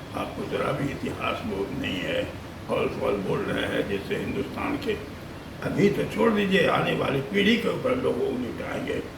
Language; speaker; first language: Hindi; native; Hindi